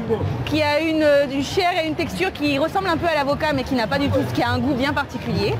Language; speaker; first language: French; native; French